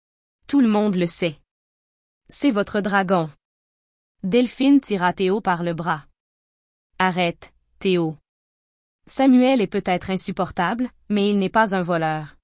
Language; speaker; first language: French; native; French